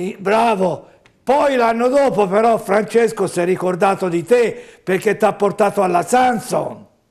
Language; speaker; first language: Italian; native; Italian